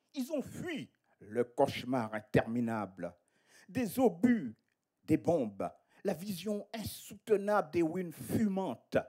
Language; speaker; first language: French; native; French